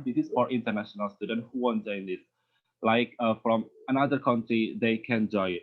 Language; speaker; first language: English; non-native, learner; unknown